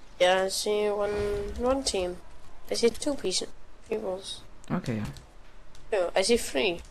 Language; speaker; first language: English; non-native, fluent; Danish